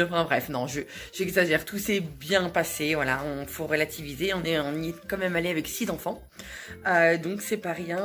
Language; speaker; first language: French; native; French